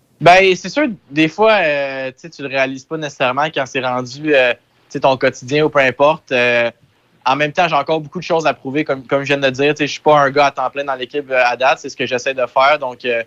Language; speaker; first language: French; native; French